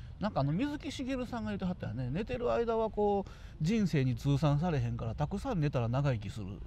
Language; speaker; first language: Japanese; native; Japanese